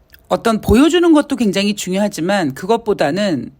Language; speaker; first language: Korean; native; Korean